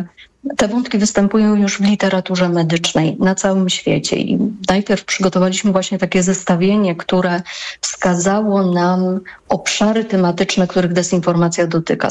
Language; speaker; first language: Polish; native; Polish